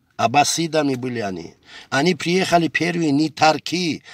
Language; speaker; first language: Russian; non-native, local second language; Avaric